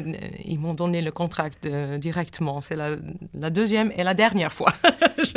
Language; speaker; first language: French; non-native, fluent; English